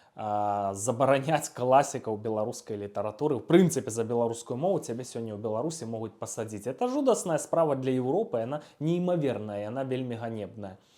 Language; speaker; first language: Belarusian; non-native, local second language; Russian